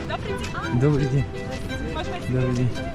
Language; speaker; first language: Russian; non-native, local second language; Tajik